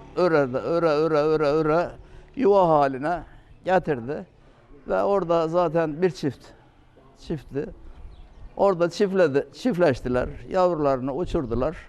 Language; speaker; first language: Turkish; native; Turkish